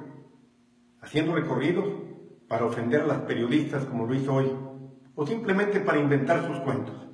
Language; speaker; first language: Spanish; native; Spanish